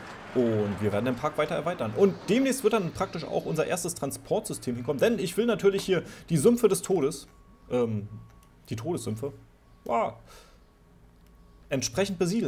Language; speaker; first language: German; native; German